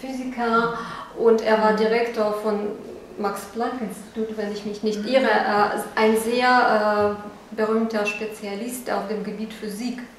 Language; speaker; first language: German; non-native, fluent; Russian